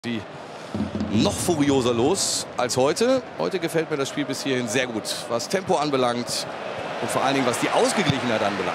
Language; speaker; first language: German; native; German